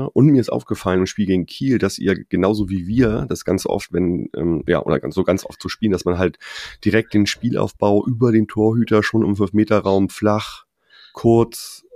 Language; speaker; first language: German; native; German